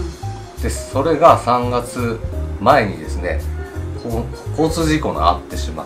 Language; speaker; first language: Japanese; native; Japanese